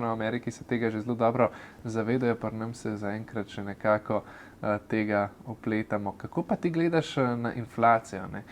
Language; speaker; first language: Slovenian; native; Slovenian